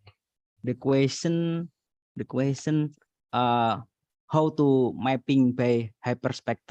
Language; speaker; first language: English; non-native, learner; Indonesian